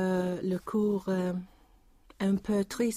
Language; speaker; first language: French; non-native, learner; Swedish